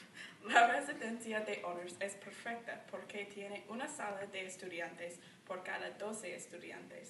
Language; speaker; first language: Spanish; non-native, learner; English